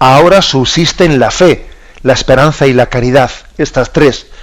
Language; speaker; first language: Spanish; native; Spanish